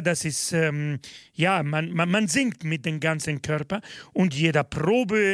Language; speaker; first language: German; non-native, fluent; Spanish